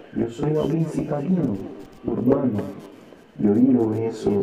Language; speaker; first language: Spanish; non-native, learner; Portuguese